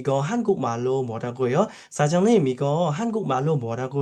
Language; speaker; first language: Korean; non-native, fluent; Khmer